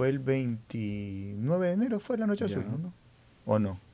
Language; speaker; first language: Spanish; native; Spanish